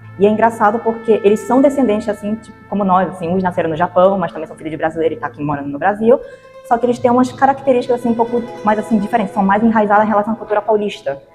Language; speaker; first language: Portuguese; non-native, fluent; Japanese